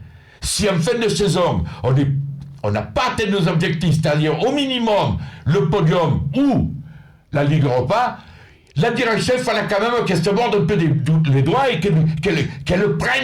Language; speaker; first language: French; native; French